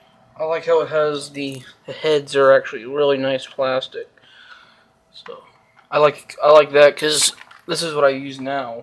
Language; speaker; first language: English; native; English